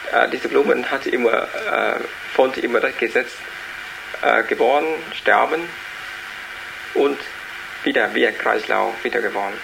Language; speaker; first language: German; non-native, learner; Vietnamese